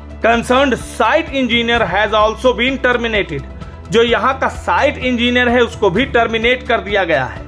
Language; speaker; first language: Hindi; native; Hindi